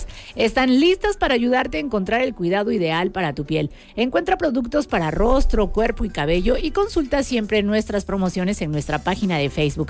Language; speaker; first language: Spanish; native; Spanish